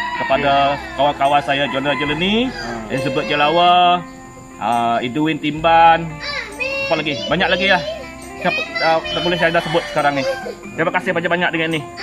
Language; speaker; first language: Malay; non-native, local second language; Iban